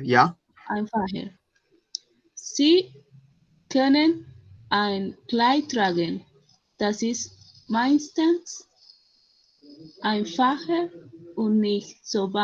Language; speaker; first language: German; non-native, learner; Spanish